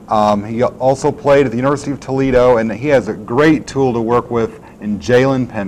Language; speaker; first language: English; native; English